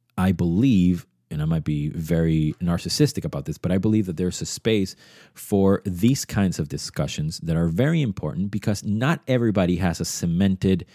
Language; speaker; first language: English; early bilingual, other home language; Spanish